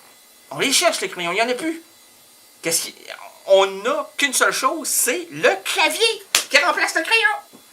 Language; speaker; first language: French; native; French